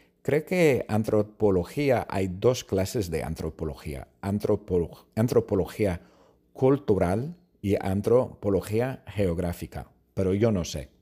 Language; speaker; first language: Spanish; non-native, fluent; English